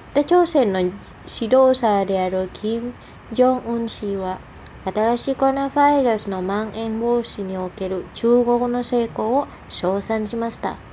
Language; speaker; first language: Japanese; non-native, fluent; Indonesian